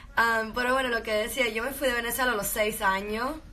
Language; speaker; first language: English; early bilingual, heritage; Spanish